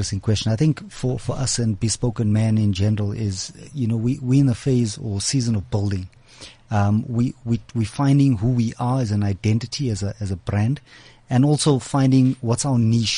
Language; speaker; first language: English; native; English